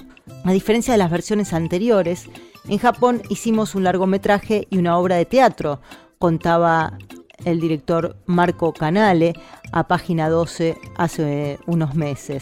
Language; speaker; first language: Spanish; native; Spanish